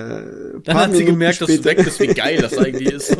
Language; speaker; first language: German; native; German